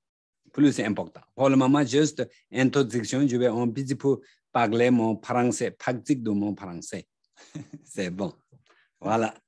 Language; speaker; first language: French; non-native, learner; Tibetan